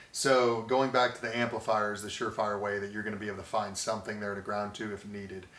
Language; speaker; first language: English; native; English